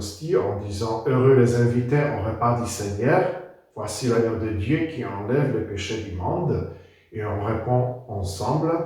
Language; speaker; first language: French; non-native, fluent; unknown